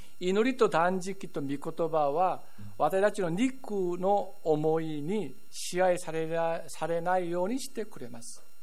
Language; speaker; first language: Japanese; non-native, fluent; Korean